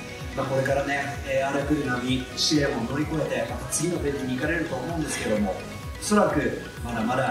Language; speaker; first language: Japanese; native; Japanese